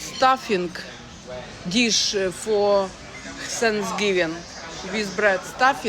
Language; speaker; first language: English; non-native, learner; Ukrainian